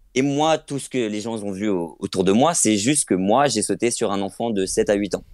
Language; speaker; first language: French; native; French